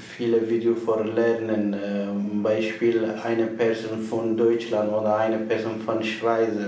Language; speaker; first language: German; non-native, learner; Persian